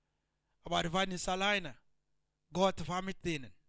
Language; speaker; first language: German; non-native, learner; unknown